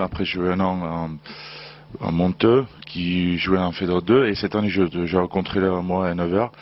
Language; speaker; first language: French; non-native, learner; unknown